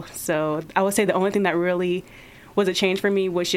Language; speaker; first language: English; native; English